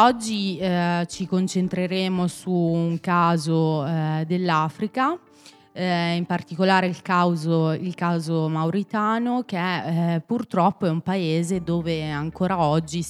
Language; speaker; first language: Italian; native; Italian